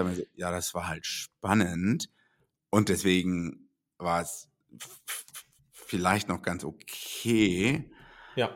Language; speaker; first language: German; native; German